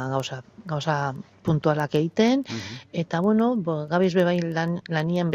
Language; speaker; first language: Basque; native; Basque